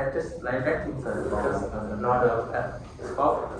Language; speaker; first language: English; non-native, learner; Vietnamese